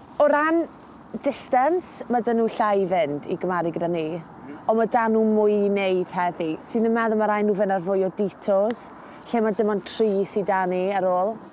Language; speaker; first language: Welsh; native; Welsh